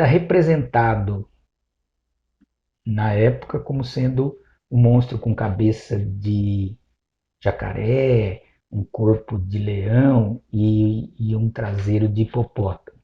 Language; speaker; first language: Portuguese; native; Portuguese